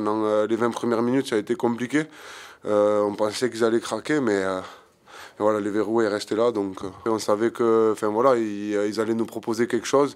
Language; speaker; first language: French; native; French